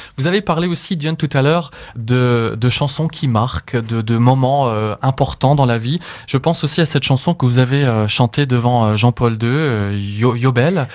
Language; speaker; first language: French; native; French